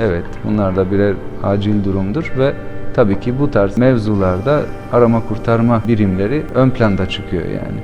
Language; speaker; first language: Turkish; non-native, fluent; Albanian